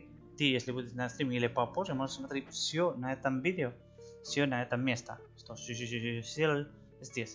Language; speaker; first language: Russian; non-native, learner; Spanish